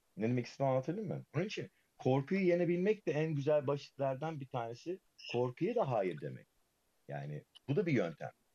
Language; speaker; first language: Turkish; early bilingual, heritage; Turkish